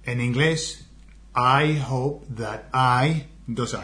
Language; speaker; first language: Spanish; non-native, fluent; English